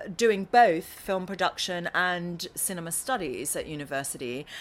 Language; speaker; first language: English; native; English